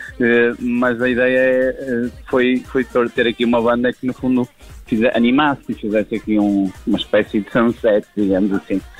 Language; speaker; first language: Portuguese; native; Portuguese